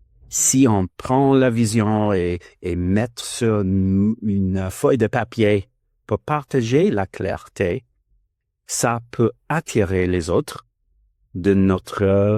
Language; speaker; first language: French; non-native, learner; English